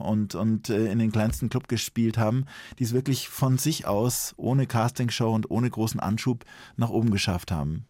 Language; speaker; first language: German; native; German